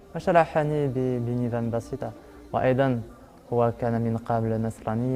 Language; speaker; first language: Arabic; non-native, learner; French